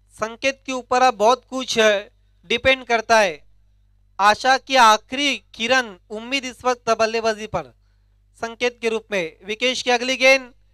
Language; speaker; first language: Hindi; non-native, local second language; Marathi